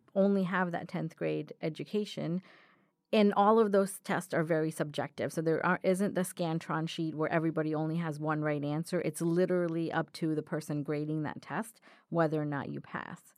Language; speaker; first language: English; early bilingual, other home language; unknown